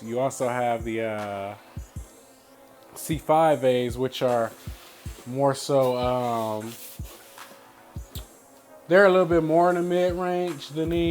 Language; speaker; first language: English; native; English